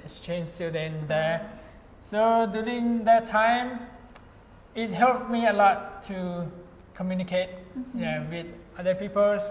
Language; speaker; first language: English; non-native, fluent; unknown